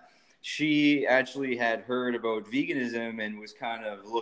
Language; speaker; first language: English; native; English